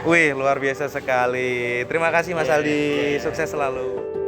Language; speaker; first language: Indonesian; native; Indonesian